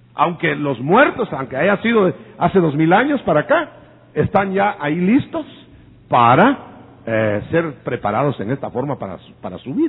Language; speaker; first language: Spanish; native; Spanish